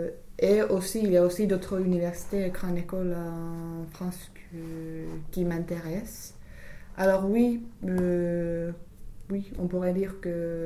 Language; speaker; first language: French; non-native, fluent; English